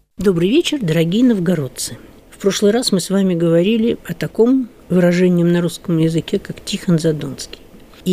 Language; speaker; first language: Russian; native; Russian